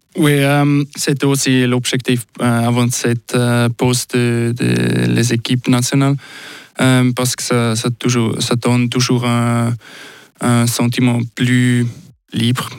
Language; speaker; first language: French; non-native, local second language; Swiss German